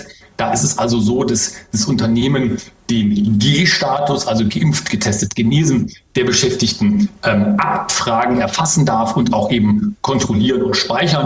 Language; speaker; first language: German; native; German